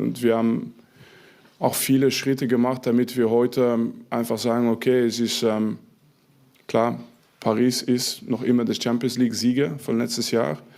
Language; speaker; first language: German; non-native, fluent; French